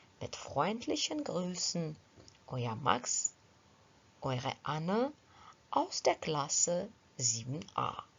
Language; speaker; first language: German; non-native, fluent; Ukrainian